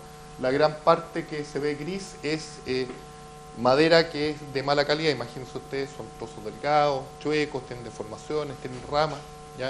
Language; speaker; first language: Spanish; native; Spanish